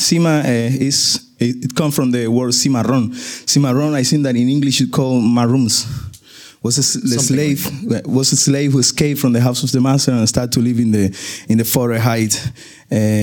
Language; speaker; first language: English; non-native, learner; Spanish